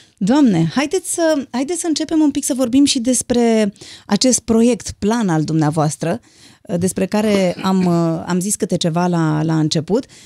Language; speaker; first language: Romanian; native; Romanian